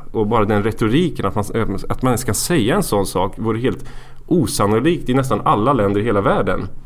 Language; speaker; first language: Swedish; native; Swedish